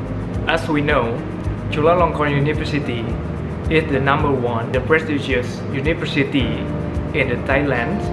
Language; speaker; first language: English; non-native, fluent; Indonesian